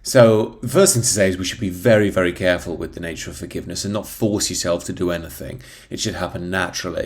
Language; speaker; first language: English; native; English